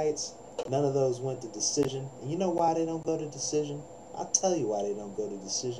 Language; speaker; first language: English; native; English